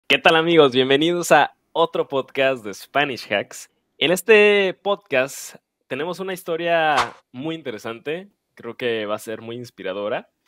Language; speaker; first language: Spanish; native; Spanish